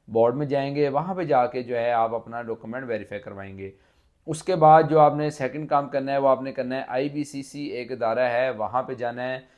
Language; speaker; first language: Urdu; non-native, local second language; Punjabi